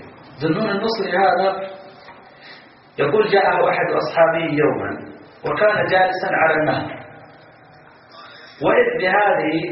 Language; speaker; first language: Arabic; native; Arabic